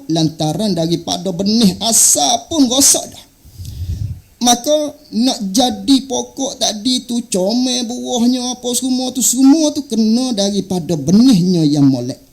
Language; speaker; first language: Malay; native; Malay